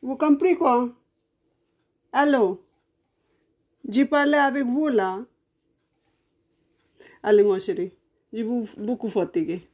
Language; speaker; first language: French; non-native, learner; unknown